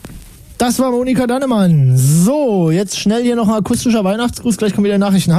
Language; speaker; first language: German; native; German